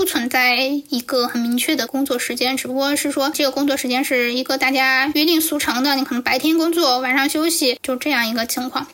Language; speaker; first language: Chinese; native; Chinese